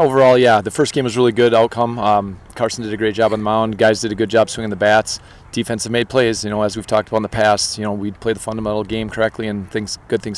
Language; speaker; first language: English; native; English